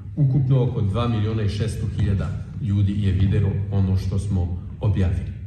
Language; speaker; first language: Serbian; non-native, fluent; French